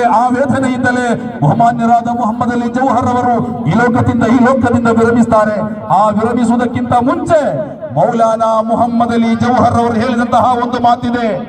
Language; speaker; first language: Kannada; non-native, local second language; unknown